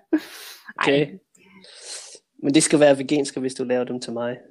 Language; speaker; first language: Danish; early bilingual, heritage; Danish